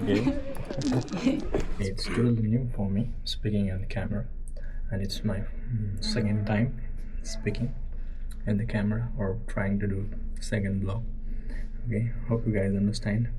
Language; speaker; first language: English; non-native, fluent; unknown